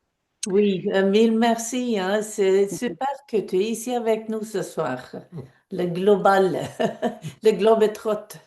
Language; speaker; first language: French; non-native, fluent; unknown